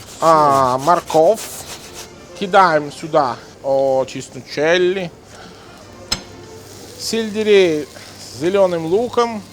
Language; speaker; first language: Russian; non-native, fluent; Italian